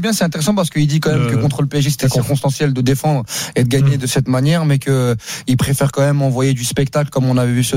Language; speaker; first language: French; native; French